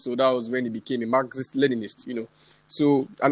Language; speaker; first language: English; non-native, local second language; Yoruba